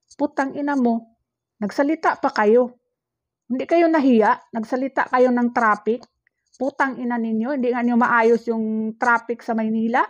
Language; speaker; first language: Filipino; non-native, local second language; Cebuano